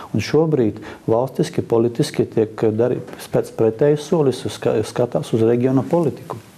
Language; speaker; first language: Latvian; native; Latvian